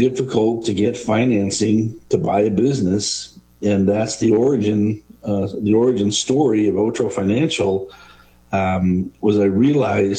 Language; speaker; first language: English; native; English